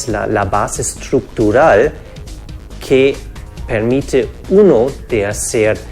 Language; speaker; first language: Spanish; non-native, fluent; German